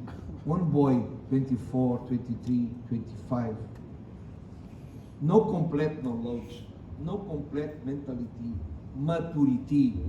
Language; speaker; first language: English; non-native, learner; Portuguese